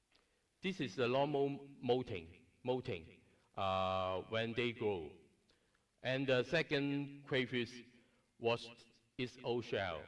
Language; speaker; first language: English; non-native, learner; Cantonese